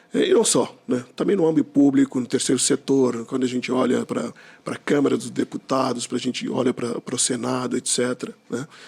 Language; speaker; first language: Portuguese; non-native, local second language; Kabuverdianu